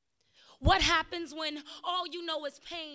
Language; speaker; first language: English; native; English